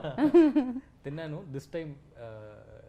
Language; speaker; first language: Telugu; non-native, learner; Tamil